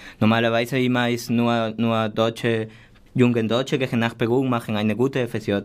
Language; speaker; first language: German; non-native, learner; Spanish